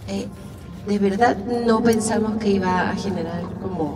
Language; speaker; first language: Spanish; native; Spanish